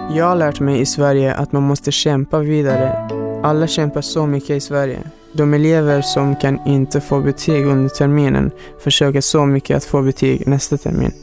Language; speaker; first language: Swedish; non-native, fluent; Hazaragi